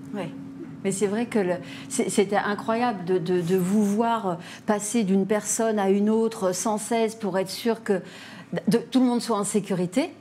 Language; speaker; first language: French; native; French